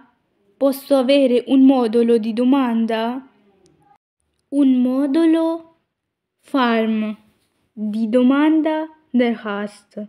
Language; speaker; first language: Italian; non-native, fluent; Urdu